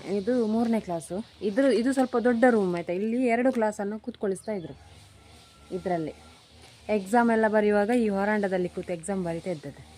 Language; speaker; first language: Kannada; non-native, local second language; Tulu